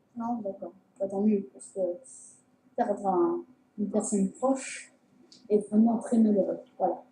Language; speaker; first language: French; native; French